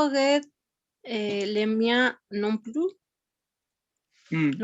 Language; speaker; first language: French; non-native, learner; Spanish